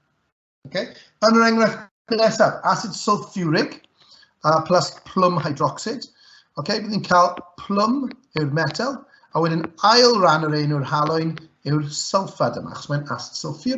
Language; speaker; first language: Welsh; native; Welsh